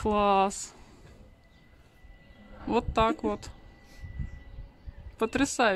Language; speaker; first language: Russian; native; Russian